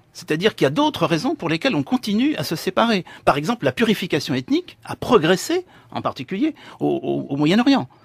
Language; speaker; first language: French; native; French